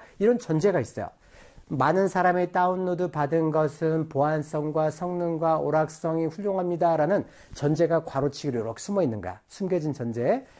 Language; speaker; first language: Korean; native; Korean